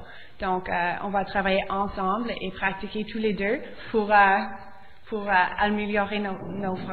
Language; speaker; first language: French; non-native, local second language; English